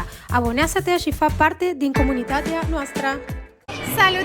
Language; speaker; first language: Romanian; non-native, learner; Spanish